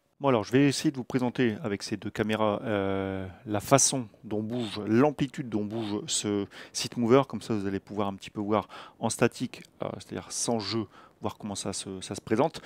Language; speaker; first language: French; native; French